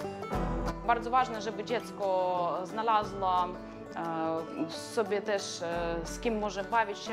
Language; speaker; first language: Polish; non-native, learner; Ukrainian